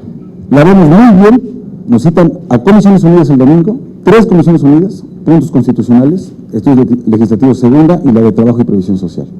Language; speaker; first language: Spanish; native; Spanish